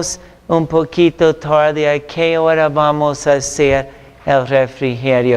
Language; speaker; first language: Spanish; non-native, fluent; English